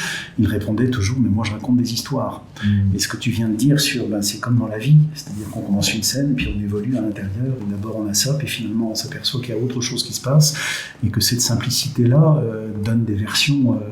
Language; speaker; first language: French; native; French